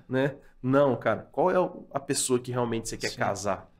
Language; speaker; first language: Portuguese; native; Portuguese